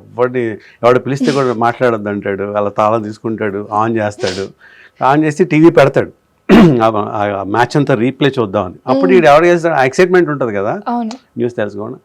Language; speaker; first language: Telugu; native; Telugu